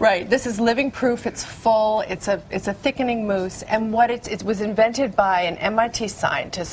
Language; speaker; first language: English; native; English